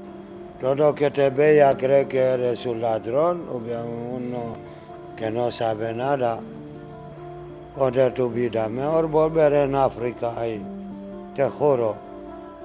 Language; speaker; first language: Spanish; non-native, learner; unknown